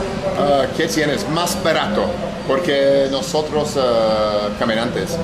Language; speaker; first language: Spanish; non-native, learner; English